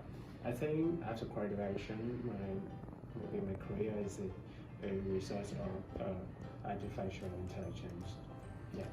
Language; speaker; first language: English; non-native, learner; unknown